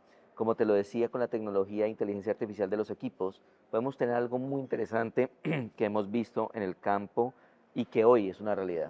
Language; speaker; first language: Spanish; native; Spanish